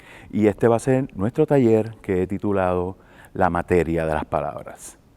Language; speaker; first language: Spanish; native; Spanish